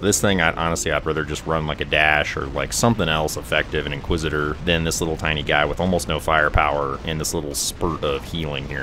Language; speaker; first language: English; native; English